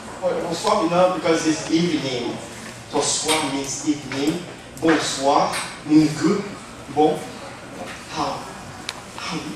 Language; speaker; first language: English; non-native, fluent; French